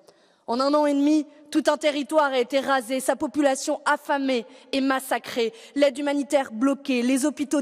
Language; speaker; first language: French; native; French